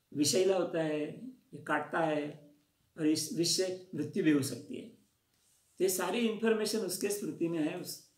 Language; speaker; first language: Hindi; non-native, local second language; Marathi